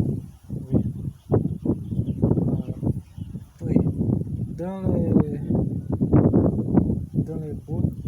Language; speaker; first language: French; non-native, learner; Portuguese